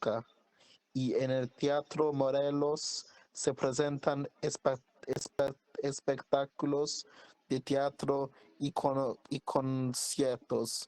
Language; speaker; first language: Spanish; non-native, learner; English